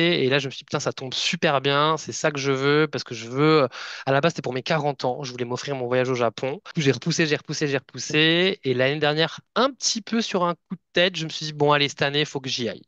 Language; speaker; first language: French; native; French